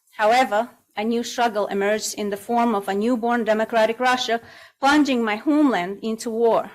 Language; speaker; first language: English; non-native, fluent; Russian